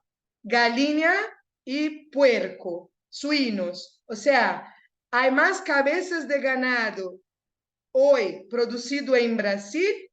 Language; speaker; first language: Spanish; non-native, fluent; Portuguese